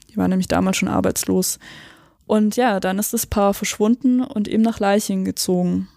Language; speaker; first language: German; native; German